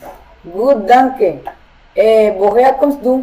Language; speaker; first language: German; non-native, learner; Spanish